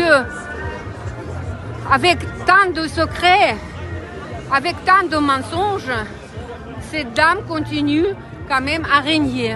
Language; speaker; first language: French; non-native, fluent; Russian